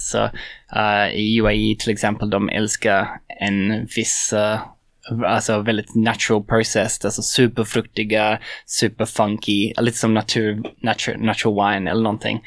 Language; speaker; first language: Swedish; non-native, fluent; English